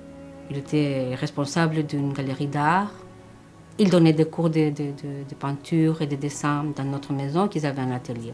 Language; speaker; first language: French; non-native, fluent; Spanish